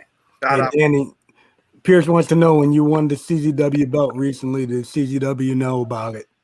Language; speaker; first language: English; native; English